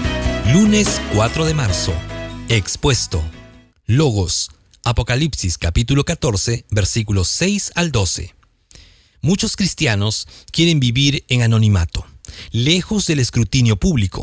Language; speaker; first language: Spanish; native; Spanish